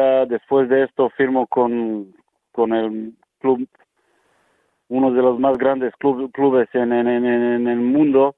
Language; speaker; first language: Spanish; non-native, learner; Serbian